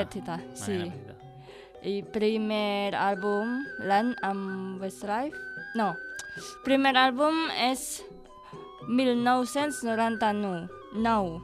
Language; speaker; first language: Catalan; non-native, learner; Indonesian